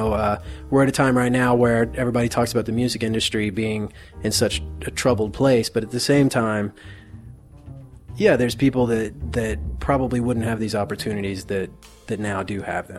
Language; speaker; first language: English; native; English